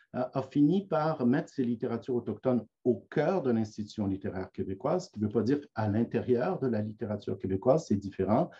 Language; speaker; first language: French; native; French